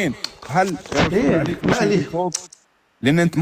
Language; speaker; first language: Arabic; native; Arabic